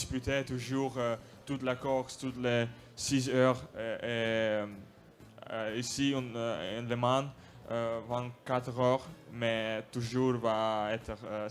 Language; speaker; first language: French; non-native, learner; Russian